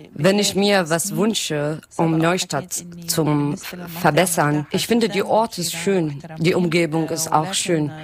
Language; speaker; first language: German; non-native, learner; Arabic